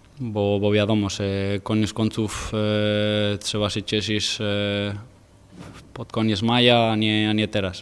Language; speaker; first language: Polish; non-native, fluent; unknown